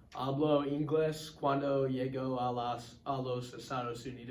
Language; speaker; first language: Spanish; non-native, learner; English